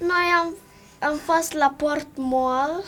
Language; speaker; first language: Romanian; early bilingual, heritage; Romanian